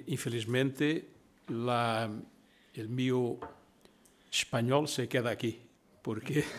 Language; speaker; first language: Spanish; non-native, learner; Portuguese